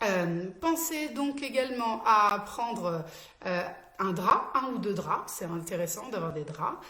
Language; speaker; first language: French; native; French